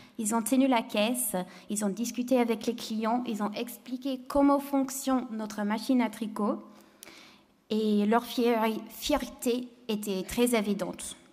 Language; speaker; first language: French; non-native, fluent; English